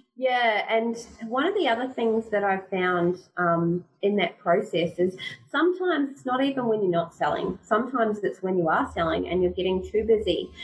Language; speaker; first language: English; native; English